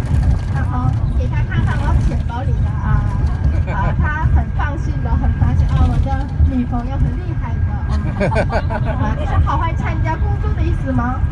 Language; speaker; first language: Chinese; non-native, fluent; Korean